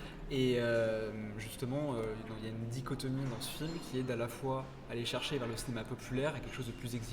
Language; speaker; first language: French; native; French